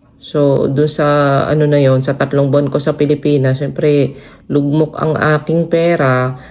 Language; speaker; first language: Filipino; non-native, local second language; Cebuano